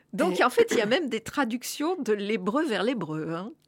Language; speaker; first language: French; native; French